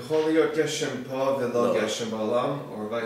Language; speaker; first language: Hebrew; non-native, learner; English